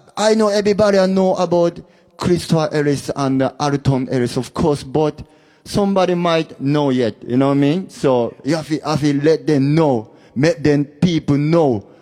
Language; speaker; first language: English; non-native, fluent; Japanese